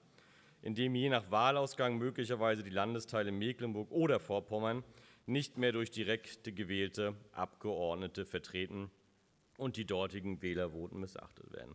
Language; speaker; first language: German; native; German